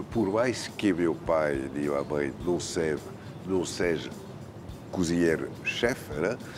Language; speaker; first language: Portuguese; non-native, fluent; French